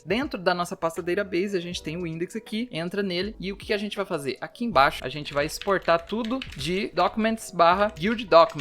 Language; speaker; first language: Portuguese; native; Portuguese